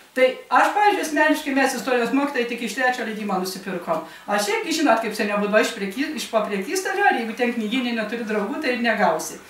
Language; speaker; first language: Lithuanian; native; Lithuanian